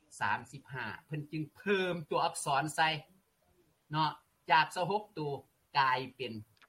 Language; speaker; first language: Lao; native; Lao